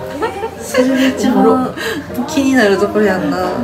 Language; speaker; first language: Japanese; native; Japanese